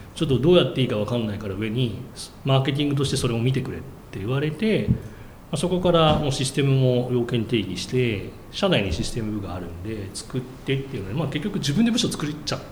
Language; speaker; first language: Japanese; native; Japanese